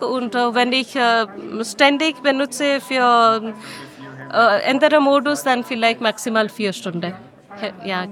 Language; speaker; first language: German; non-native, learner; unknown